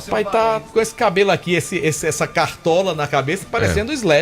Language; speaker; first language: Portuguese; native; Portuguese